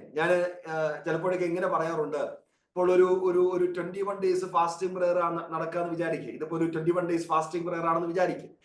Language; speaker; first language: Malayalam; early bilingual, heritage; Malayalam